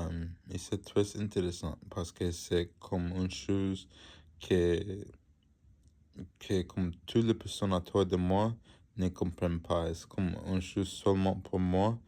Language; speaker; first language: French; non-native, learner; English